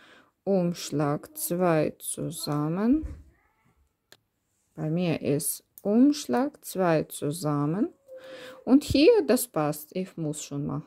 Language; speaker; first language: German; non-native, learner; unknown